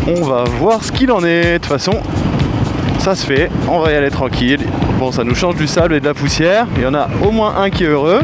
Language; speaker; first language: French; native; French